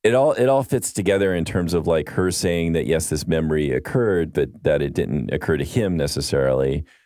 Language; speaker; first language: English; native; English